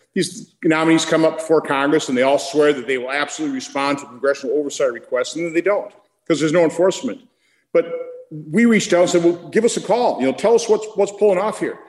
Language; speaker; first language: English; native; English